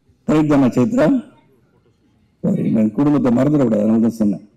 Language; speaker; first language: Tamil; native; Tamil